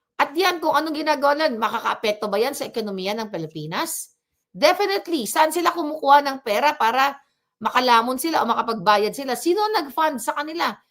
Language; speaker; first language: Filipino; non-native, local second language; Cebuano